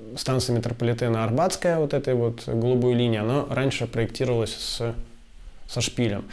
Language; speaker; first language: Russian; native; Russian